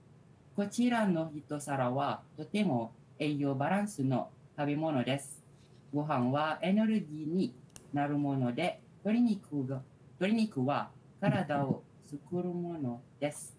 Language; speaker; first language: Japanese; non-native, learner; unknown